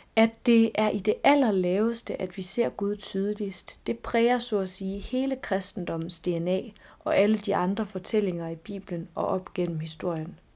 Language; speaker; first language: Danish; native; Danish